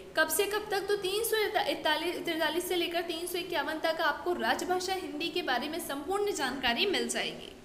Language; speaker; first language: Hindi; native; Hindi